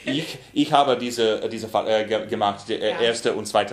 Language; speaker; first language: German; non-native, learner; English